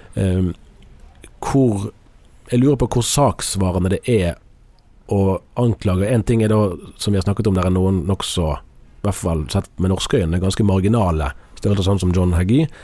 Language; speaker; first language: Norwegian; native; Norwegian